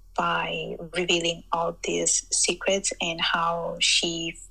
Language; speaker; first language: English; early bilingual, heritage; Italian